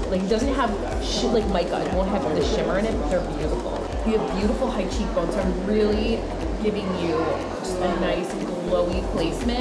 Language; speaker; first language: English; native; English